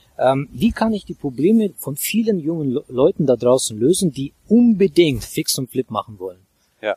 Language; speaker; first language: German; non-native, fluent; Russian